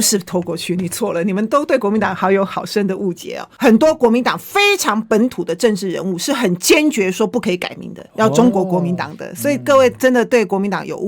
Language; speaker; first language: Chinese; native; Chinese